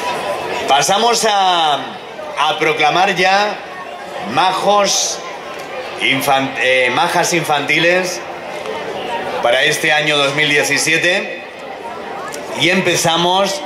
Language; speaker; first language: Spanish; native; Spanish